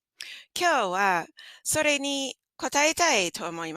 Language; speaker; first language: Japanese; non-native, fluent; English